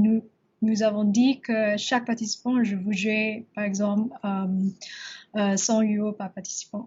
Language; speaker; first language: French; non-native, learner; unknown